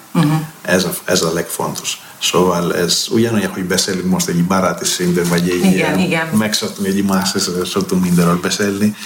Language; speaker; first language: Hungarian; non-native, fluent; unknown